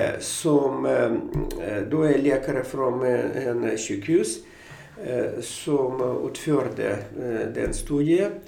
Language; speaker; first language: Swedish; non-native, fluent; Russian